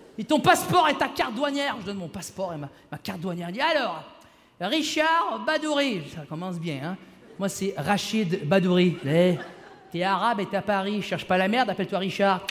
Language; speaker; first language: French; early bilingual, other home language; Arabic